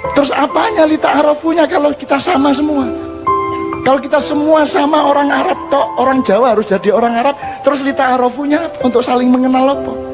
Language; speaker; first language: Indonesian; non-native, local second language; Javanese